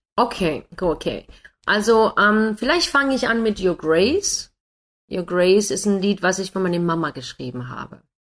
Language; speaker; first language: German; non-native, fluent; English